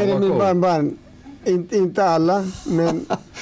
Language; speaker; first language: Swedish; non-native, learner; Turoyo